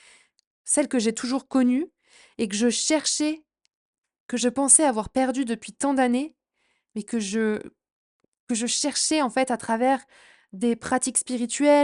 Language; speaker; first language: French; native; French